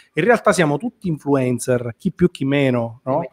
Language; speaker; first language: Italian; native; Italian